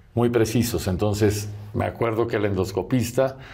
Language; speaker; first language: Spanish; native; Spanish